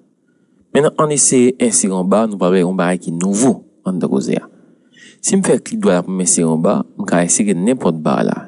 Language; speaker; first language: French; non-native, local second language; Haitian Creole